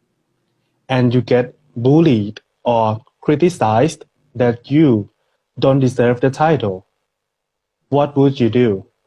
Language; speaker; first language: English; non-native, fluent; Thai